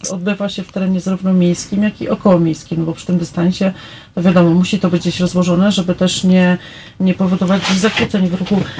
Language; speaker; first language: Polish; native; Polish